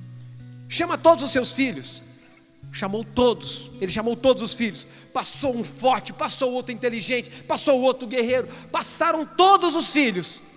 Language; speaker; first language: Portuguese; native; Portuguese